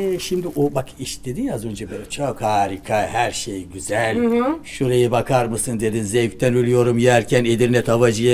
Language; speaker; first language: Turkish; native; Turkish